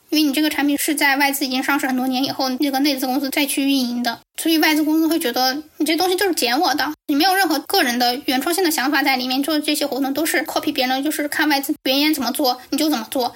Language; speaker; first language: Chinese; native; Chinese